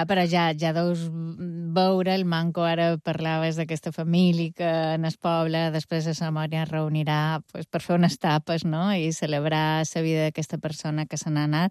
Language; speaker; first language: Catalan; native; Catalan